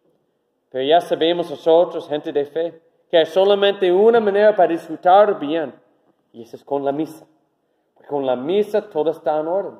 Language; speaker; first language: Spanish; non-native, learner; English